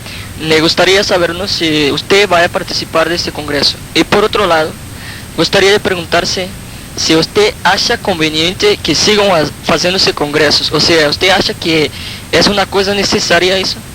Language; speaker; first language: Spanish; non-native, fluent; Portuguese